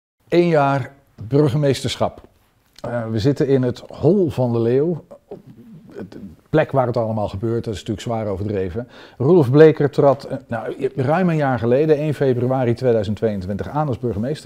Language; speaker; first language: Dutch; native; Dutch